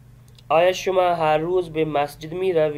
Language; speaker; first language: Persian; non-native, fluent; Urdu